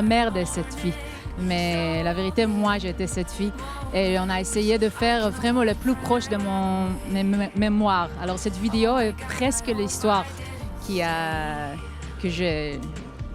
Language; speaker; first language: French; non-native, fluent; Hebrew